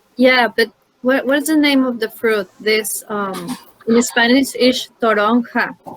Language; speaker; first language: English; non-native, learner; Spanish